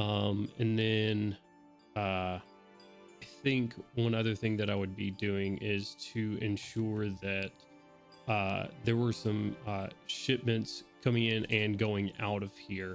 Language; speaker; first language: English; native; English